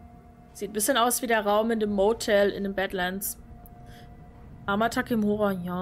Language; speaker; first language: German; native; German